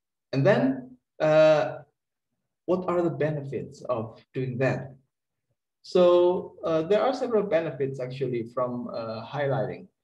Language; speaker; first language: English; non-native, fluent; Indonesian